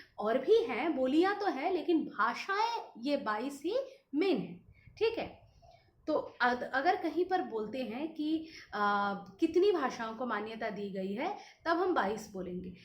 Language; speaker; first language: Hindi; non-native, local second language; Bangla